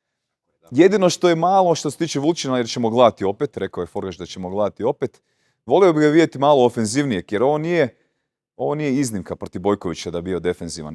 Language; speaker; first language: Croatian; native; Croatian